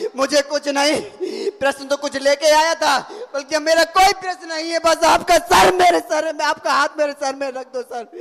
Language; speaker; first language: Hindi; native; Hindi